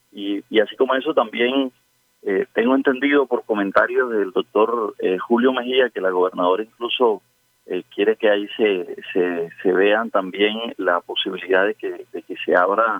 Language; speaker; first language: Spanish; native; Spanish